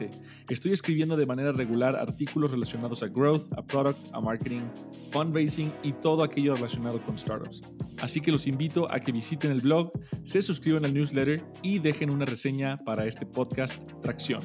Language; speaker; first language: Spanish; native; Spanish